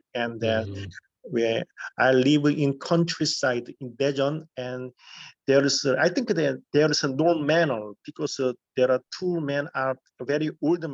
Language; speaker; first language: English; non-native, learner; Korean